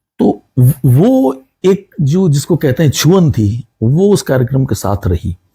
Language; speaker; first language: Hindi; non-native, local second language; Punjabi